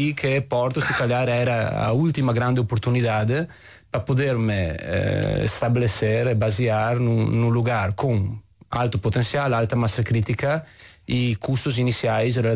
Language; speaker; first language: Portuguese; non-native, fluent; Italian